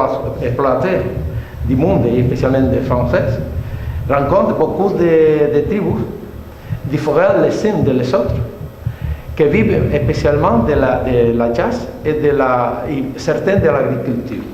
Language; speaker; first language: French; non-native, learner; Spanish